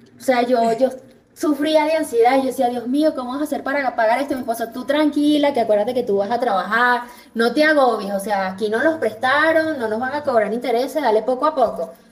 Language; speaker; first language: Spanish; native; Spanish